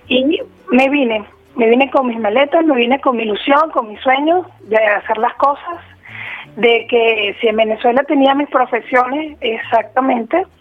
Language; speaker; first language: Spanish; native; Spanish